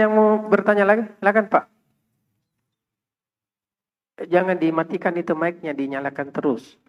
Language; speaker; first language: Indonesian; native; Indonesian